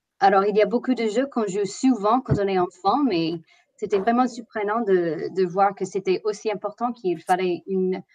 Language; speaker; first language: French; non-native, fluent; English